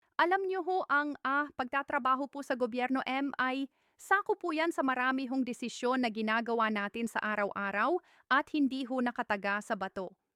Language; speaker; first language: Filipino; native; Filipino